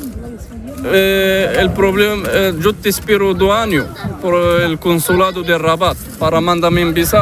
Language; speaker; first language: Spanish; non-native, learner; Arabic